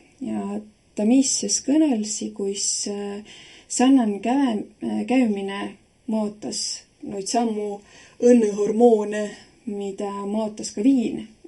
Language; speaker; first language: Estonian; native; Estonian